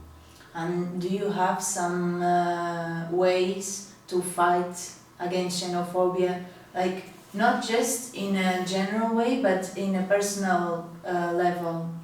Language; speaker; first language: English; non-native, fluent; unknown